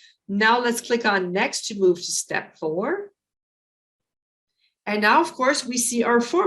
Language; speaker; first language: English; native; English